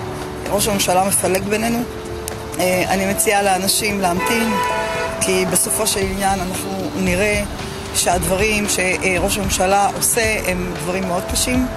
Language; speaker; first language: Hebrew; native; Hebrew